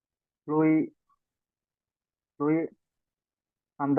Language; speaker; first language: Italian; non-native, learner; Bangla